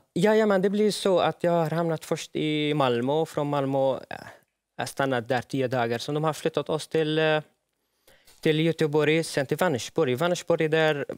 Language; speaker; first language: Swedish; non-native, fluent; Arabic